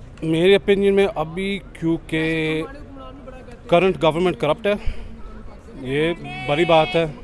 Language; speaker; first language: Hindi; early bilingual, heritage; Urdu